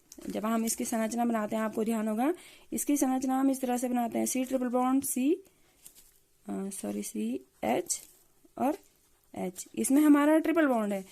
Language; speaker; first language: Hindi; native; Hindi